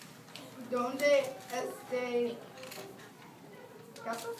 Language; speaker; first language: Spanish; non-native, learner; English